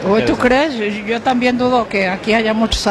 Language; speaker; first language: Spanish; native; Spanish